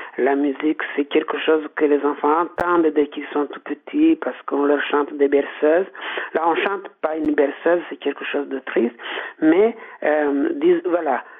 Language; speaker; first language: French; non-native, local second language; Kinyarwanda